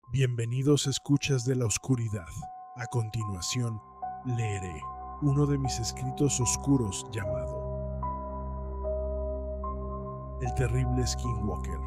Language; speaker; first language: Spanish; native; Spanish